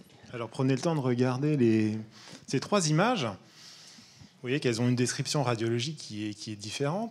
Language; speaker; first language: French; native; French